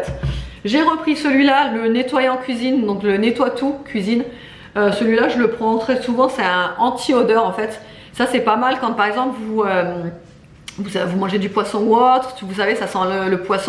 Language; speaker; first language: French; native; French